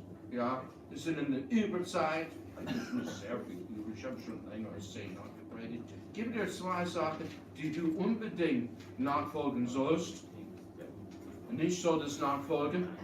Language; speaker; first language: German; early bilingual, heritage; English